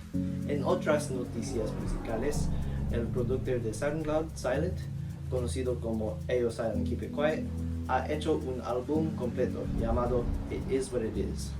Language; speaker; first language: Spanish; non-native, learner; English